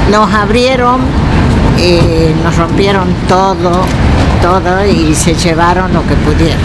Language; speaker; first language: Spanish; native; Spanish